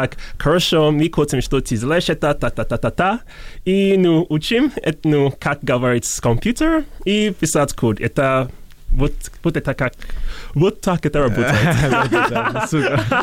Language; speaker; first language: Russian; non-native, learner; English